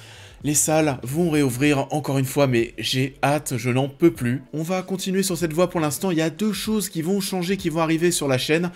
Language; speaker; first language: French; native; French